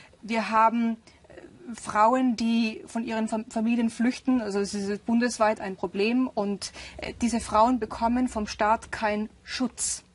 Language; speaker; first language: German; early bilingual, other home language; Urdu